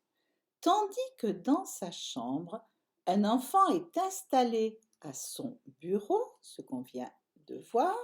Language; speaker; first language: French; native; French